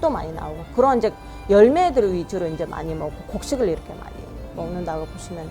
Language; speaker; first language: Korean; non-native, fluent; Mongolian